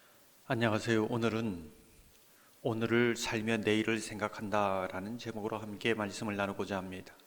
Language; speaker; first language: Korean; native; Korean